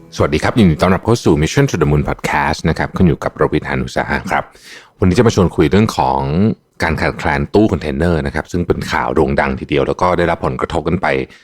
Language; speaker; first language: Thai; native; Thai